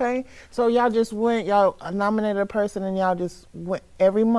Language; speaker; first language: English; native; English